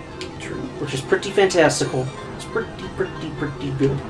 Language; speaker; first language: English; native; English